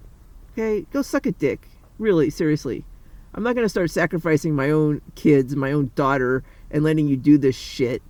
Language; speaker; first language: English; native; English